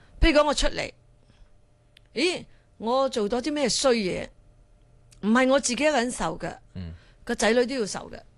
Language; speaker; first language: Cantonese; native; Cantonese